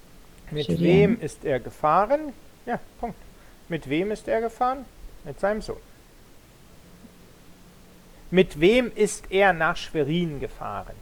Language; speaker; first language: German; non-native, learner; Spanish